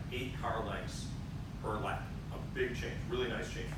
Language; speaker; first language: English; native; English